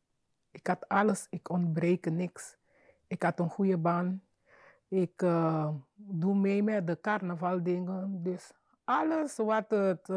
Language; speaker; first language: Dutch; non-native, fluent; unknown